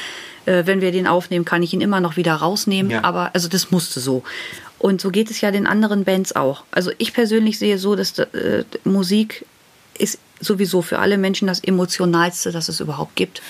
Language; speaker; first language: German; native; German